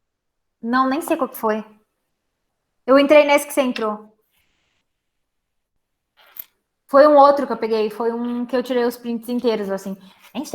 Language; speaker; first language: Portuguese; native; Portuguese